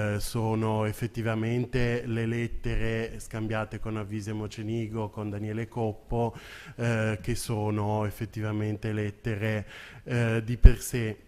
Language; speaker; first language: Italian; native; Italian